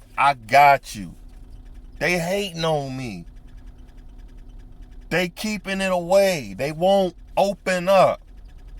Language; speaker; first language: English; native; English